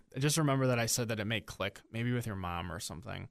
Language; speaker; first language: English; native; English